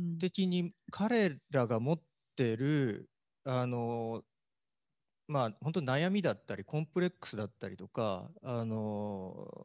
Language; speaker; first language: Japanese; native; Japanese